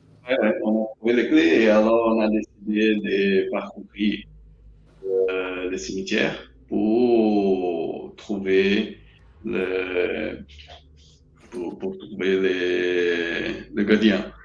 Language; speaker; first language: French; non-native, learner; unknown